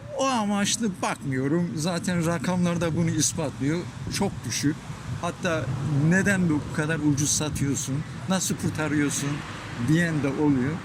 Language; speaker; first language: Turkish; native; Turkish